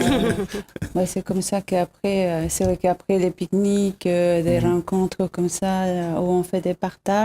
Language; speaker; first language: French; non-native, fluent; Spanish